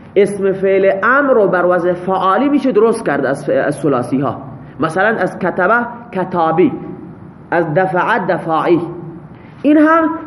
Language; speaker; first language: Persian; non-native, local second language; Baluchi